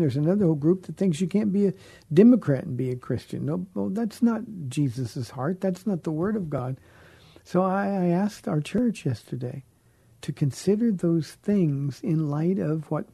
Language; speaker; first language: English; native; English